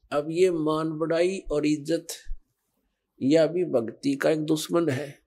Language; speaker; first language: Hindi; native; Hindi